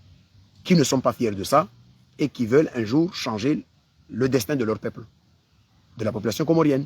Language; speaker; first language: French; non-native, local second language; Comorian